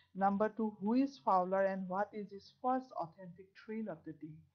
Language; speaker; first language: English; non-native, local second language; Assamese